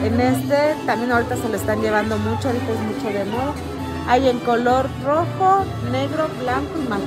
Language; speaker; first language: Spanish; native; Spanish